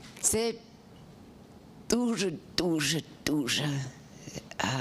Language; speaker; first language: Ukrainian; non-native, learner; English